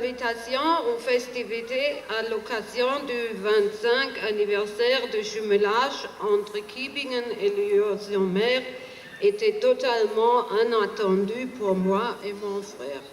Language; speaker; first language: French; non-native, fluent; German